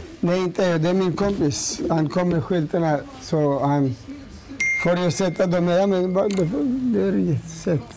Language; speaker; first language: Swedish; non-native, learner; Turoyo